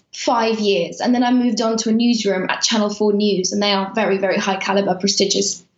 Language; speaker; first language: English; early bilingual, other home language; Persian